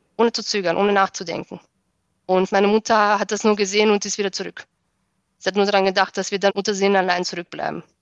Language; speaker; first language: German; early bilingual, other home language; Bosnian